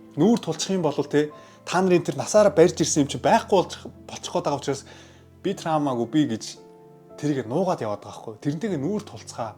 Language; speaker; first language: Mongolian; early bilingual, heritage; Mongolian